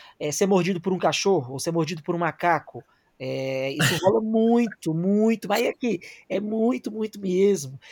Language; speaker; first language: Portuguese; native; Portuguese